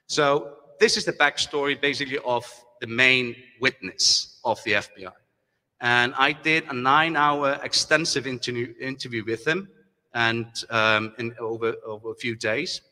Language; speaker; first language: English; non-native, fluent; German